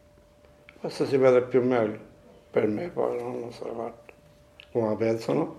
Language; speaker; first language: Italian; non-native, local second language; Sicilian